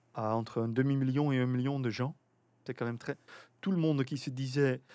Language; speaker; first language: French; native; French